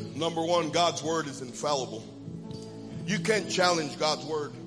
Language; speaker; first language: English; early bilingual, other home language; Spanish